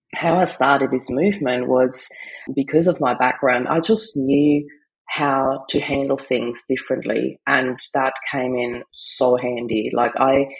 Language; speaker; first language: English; non-native, fluent; German